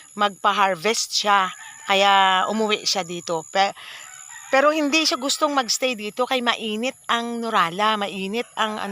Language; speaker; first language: Filipino; non-native, local second language; Hiligaynon